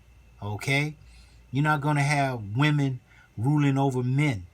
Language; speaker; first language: English; native; English